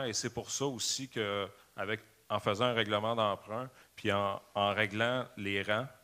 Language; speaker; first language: French; native; French